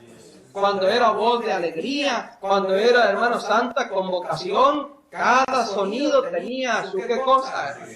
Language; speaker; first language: Spanish; native; Spanish